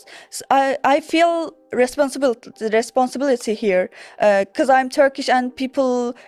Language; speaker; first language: English; non-native, learner; Turkish